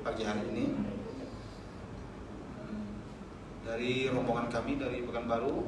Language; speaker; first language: Indonesian; native; Indonesian